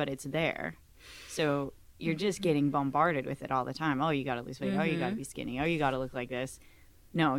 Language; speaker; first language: English; native; English